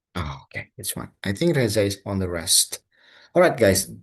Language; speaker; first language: English; non-native, fluent; Indonesian